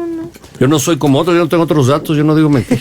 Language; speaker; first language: Spanish; native; Spanish